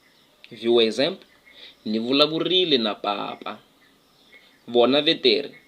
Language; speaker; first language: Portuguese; non-native, local second language; Tsonga